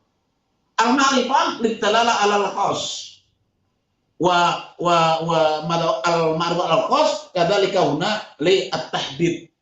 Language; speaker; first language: Arabic; non-native, fluent; Indonesian